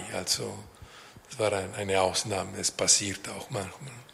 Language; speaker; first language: German; non-native, local second language; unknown